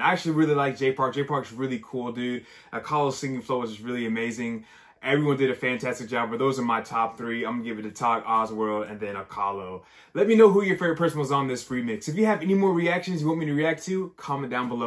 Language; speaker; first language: English; native; English